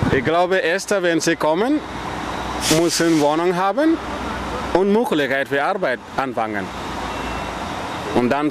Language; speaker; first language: German; non-native, learner; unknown